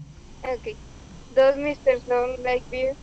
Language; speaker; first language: English; non-native, learner; Spanish